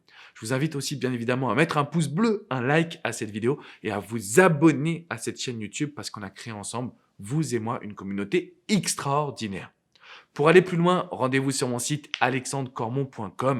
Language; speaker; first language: French; native; French